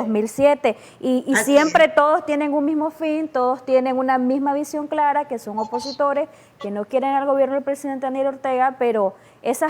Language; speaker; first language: Spanish; native; Spanish